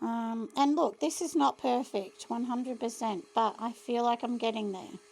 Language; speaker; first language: English; native; English